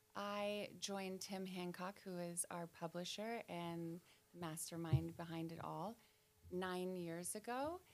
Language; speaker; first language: English; native; English